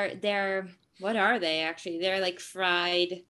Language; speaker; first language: English; non-native, fluent; Dutch